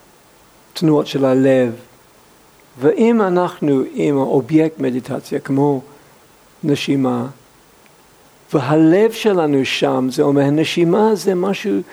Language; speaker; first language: Hebrew; non-native, fluent; English